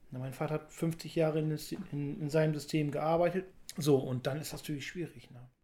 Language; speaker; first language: German; native; German